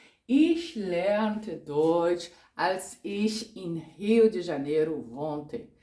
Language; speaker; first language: German; non-native, fluent; Portuguese